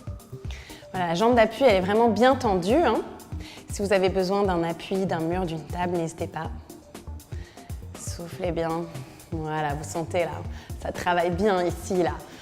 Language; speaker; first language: French; native; French